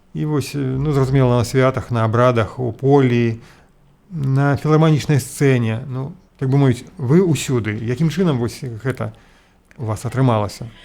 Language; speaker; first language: Belarusian; native; Belarusian